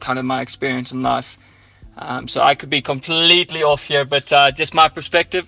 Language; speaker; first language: English; native; English